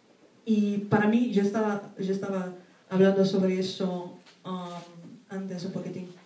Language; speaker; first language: Spanish; non-native, fluent; Portuguese